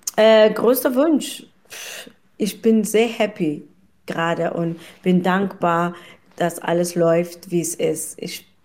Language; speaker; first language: German; non-native, fluent; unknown